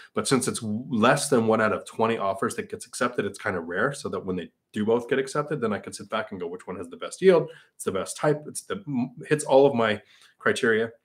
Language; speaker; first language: English; native; English